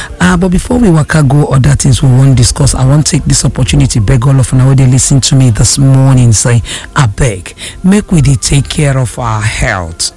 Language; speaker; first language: Nigerian Pidgin; non-native, local second language; Igbo